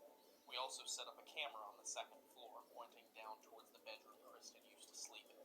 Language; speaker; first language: English; native; English